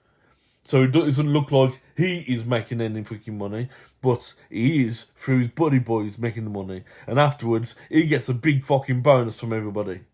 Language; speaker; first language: English; native; English